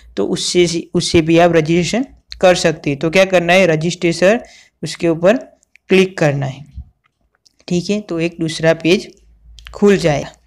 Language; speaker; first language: Hindi; non-native, local second language; Gujarati